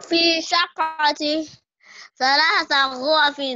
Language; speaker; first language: Arabic; non-native, learner; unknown